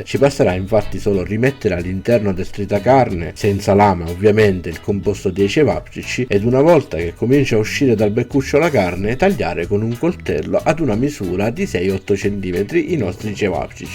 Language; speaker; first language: Italian; native; Italian